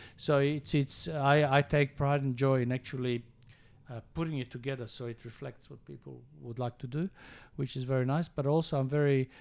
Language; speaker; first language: English; early bilingual, other home language; Croatian